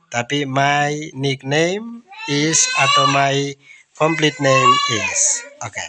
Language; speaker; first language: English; non-native, learner; Indonesian